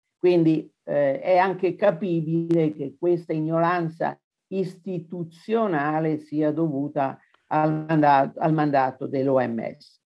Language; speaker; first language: Italian; native; Italian